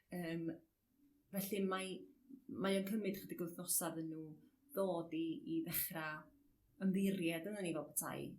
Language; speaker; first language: Welsh; native; Welsh